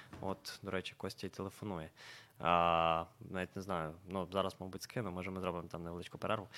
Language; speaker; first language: Ukrainian; native; Ukrainian